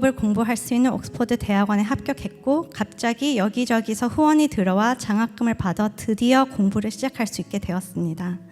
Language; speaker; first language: Korean; early bilingual, heritage; Korean